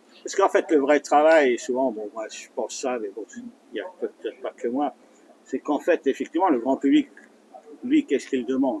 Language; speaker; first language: French; native; French